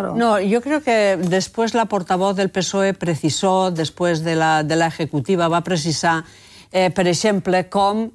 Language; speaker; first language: Catalan; native; Catalan